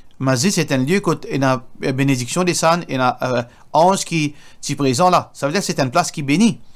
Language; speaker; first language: French; non-native, local second language; Morisyen